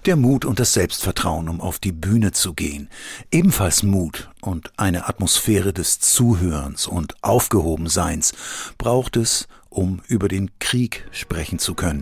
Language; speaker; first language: German; native; German